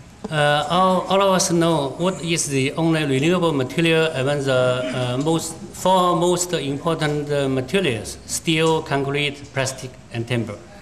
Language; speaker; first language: English; non-native, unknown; Chinese